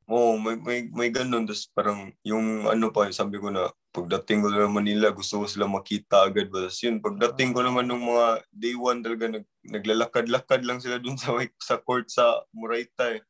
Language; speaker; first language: Filipino; non-native, local second language; Cebuano